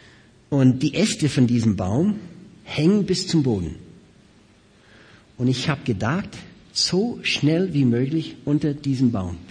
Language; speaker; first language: German; non-native, fluent; English